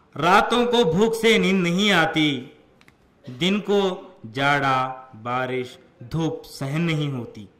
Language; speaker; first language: Hindi; non-native, local second language; Urdu